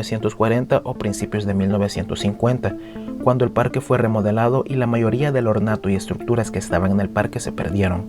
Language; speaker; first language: Spanish; native; Spanish